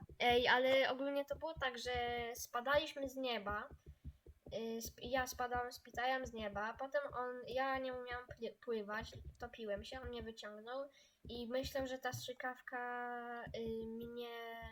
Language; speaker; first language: Polish; native; Polish